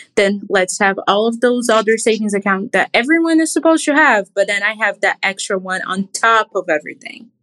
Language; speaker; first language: English; non-native, fluent; Portuguese